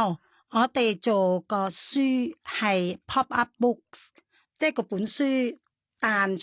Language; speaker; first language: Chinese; non-native, fluent; Thai